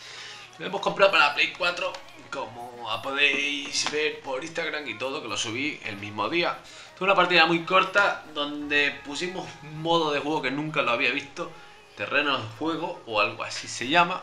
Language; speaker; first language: Spanish; native; Spanish